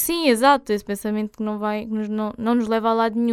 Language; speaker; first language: Portuguese; native; Portuguese